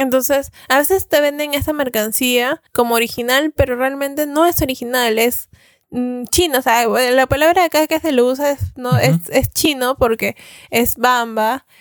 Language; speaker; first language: Spanish; native; Spanish